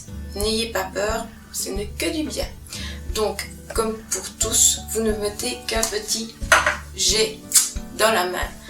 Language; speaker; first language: French; native; French